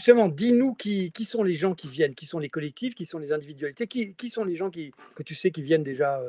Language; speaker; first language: French; native; French